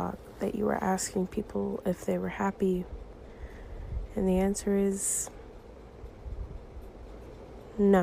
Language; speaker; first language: English; non-native, fluent; Norwegian